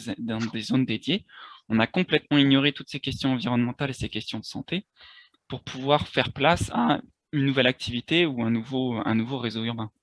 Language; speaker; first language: French; native; French